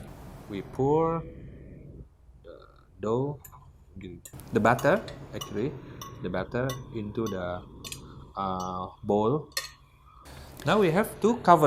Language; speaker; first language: English; non-native, fluent; Indonesian